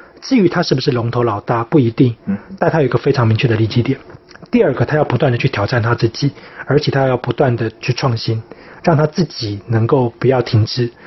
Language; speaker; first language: Chinese; native; Chinese